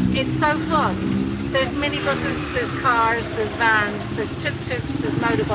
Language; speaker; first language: English; native; English